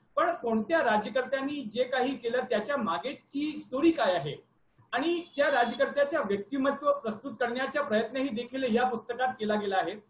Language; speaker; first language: Marathi; non-native, local second language; Hindi